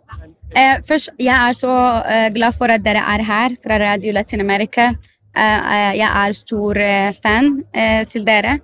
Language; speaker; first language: Norwegian; non-native, fluent; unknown